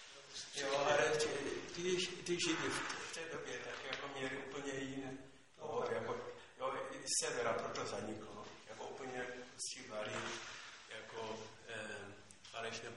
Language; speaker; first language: Czech; non-native, learner; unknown